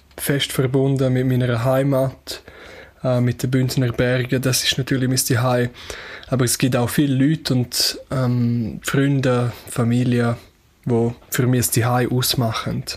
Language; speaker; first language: German; non-native, local second language; Romansh